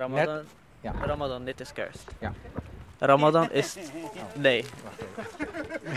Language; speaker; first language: Dutch; non-native, learner; Arabic